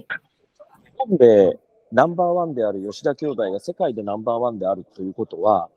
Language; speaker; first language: Japanese; native; Japanese